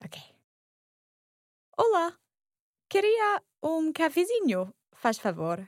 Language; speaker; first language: Portuguese; non-native, learner; English